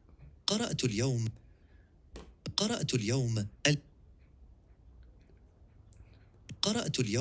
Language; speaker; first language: Arabic; non-native, learner; English